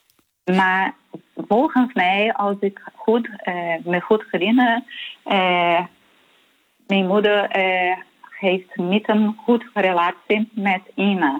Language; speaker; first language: Dutch; non-native, learner; Portuguese